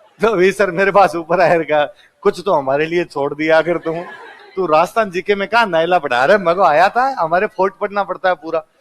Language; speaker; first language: Hindi; native; Hindi